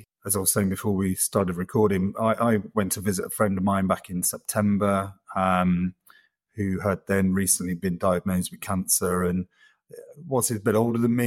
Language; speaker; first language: English; native; English